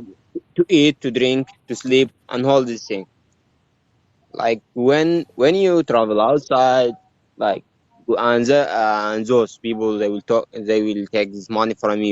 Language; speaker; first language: English; non-native, learner; Arabic